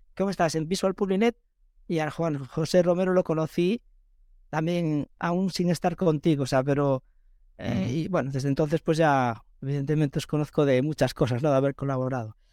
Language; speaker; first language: Spanish; native; Spanish